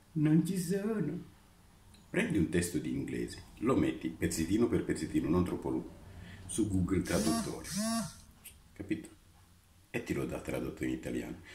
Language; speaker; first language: Italian; non-native, fluent; Romanian